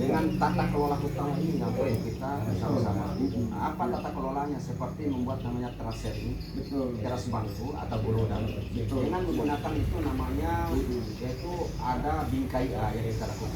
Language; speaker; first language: Indonesian; non-native, local second language; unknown